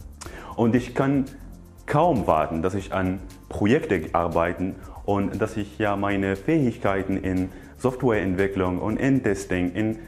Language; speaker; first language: German; non-native, fluent; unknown